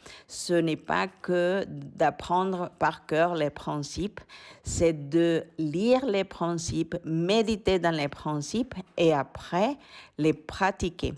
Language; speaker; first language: French; non-native, fluent; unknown